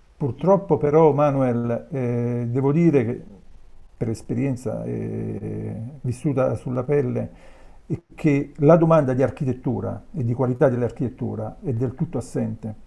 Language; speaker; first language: Italian; native; Italian